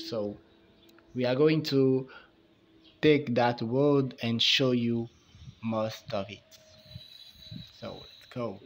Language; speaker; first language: English; non-native, fluent; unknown